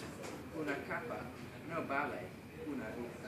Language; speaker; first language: Spanish; non-native, learner; English